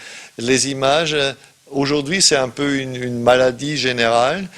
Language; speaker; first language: French; non-native, fluent; German